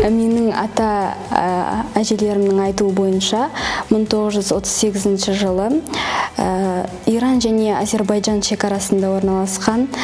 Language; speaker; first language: Kazakh; non-native, local second language; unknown